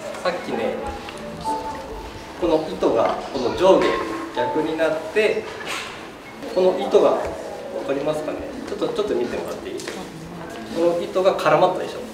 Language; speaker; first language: Japanese; native; Japanese